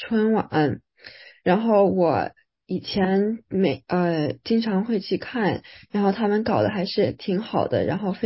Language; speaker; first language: Chinese; early bilingual, other home language; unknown